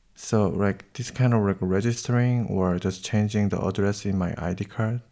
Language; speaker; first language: English; non-native, learner; Korean